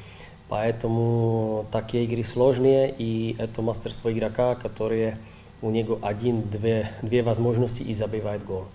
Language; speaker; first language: Russian; non-native, learner; Czech